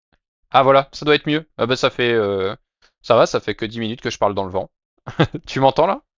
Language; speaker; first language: French; native; French